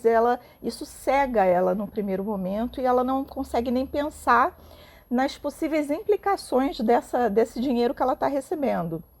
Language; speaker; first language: Portuguese; native; Portuguese